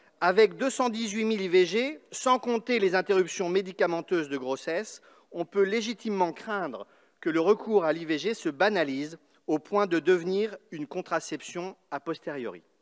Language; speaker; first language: French; native; French